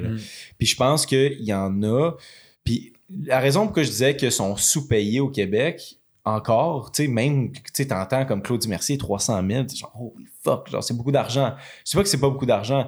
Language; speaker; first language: French; native; French